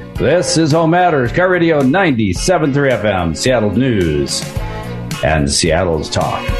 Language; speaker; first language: English; early bilingual, other home language; Ukrainian